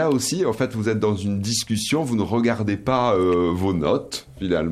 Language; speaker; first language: French; native; French